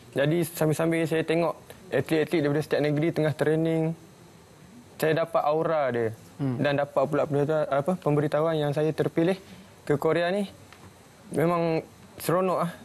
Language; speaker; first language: Malay; native; Malay